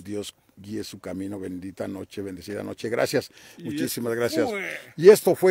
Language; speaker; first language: Spanish; native; Spanish